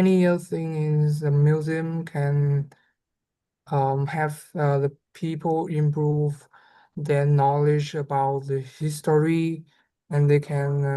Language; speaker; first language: English; non-native, learner; Vietnamese